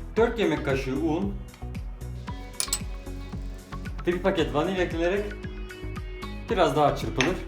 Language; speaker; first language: Turkish; native; Turkish